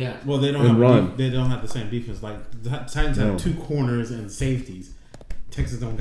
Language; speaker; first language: English; native; English